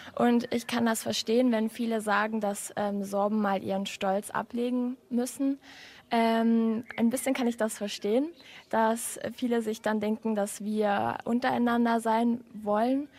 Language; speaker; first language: German; non-native, local second language; Upper Sorbian